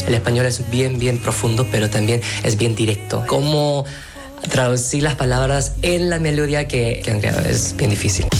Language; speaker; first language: Spanish; non-native, fluent; Korean